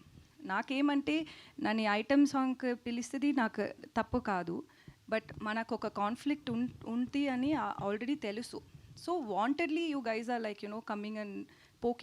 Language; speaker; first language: Telugu; non-native, learner; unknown